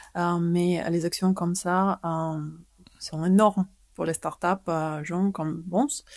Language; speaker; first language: French; non-native, fluent; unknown